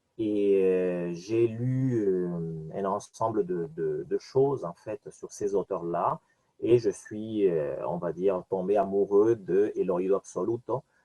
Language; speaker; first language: French; non-native, fluent; Spanish